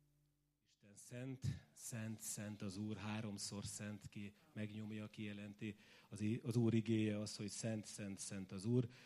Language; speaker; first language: Hungarian; native; Hungarian